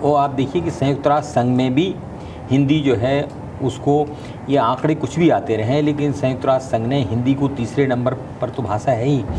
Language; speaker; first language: Hindi; native; Hindi